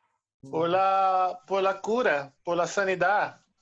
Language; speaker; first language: Spanish; non-native, fluent; Portuguese